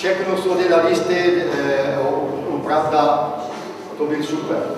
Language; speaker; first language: Czech; non-native, learner; Italian